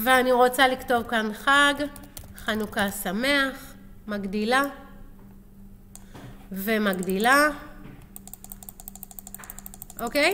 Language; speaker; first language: Hebrew; native; Hebrew